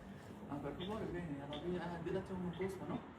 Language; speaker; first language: Italian; non-native, learner; Bangla